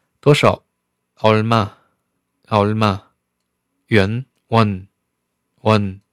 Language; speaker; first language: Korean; non-native, fluent; Chinese